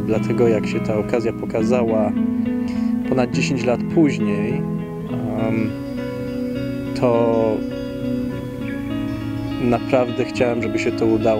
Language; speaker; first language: Polish; early bilingual, heritage; Polish